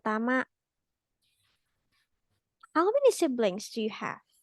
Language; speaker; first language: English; non-native, fluent; Indonesian